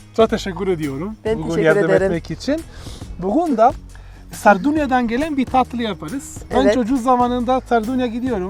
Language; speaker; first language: Turkish; non-native, learner; Italian